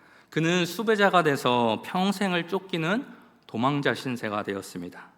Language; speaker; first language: Korean; native; Korean